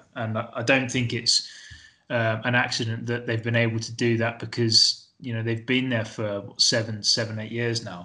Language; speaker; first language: English; native; English